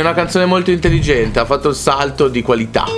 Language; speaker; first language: Italian; native; Italian